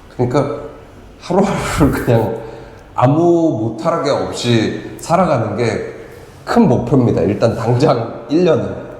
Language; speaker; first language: Korean; native; Korean